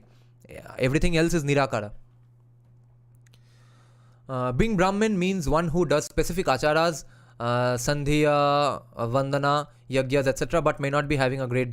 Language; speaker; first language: English; non-native, local second language; Bangla